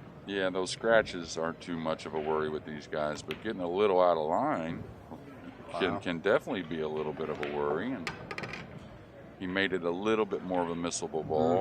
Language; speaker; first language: English; native; English